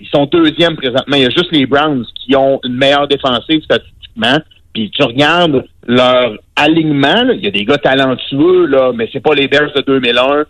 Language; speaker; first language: French; native; French